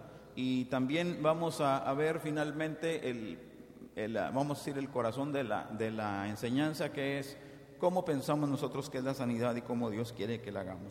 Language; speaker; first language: Spanish; native; Spanish